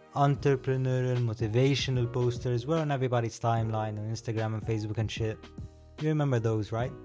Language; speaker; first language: English; non-native, fluent; Arabic